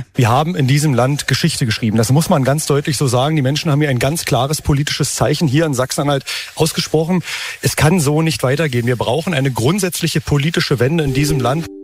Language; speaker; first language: German; native; German